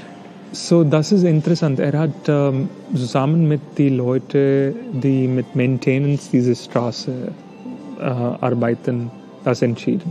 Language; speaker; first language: German; non-native, learner; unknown